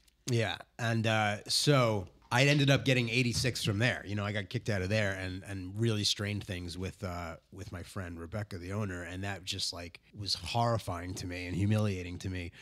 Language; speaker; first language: English; native; English